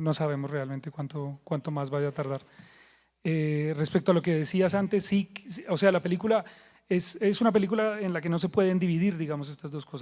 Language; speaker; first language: Spanish; native; Spanish